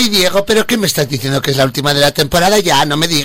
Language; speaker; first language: Spanish; native; Spanish